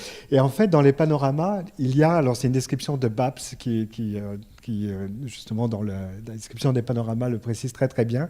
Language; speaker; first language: French; native; French